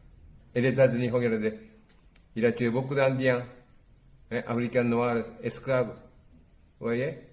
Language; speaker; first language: French; non-native, learner; Japanese